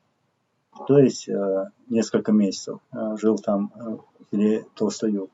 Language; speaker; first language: Russian; non-native, local second language; Chechen